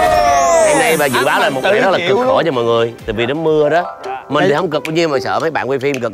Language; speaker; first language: Vietnamese; native; Vietnamese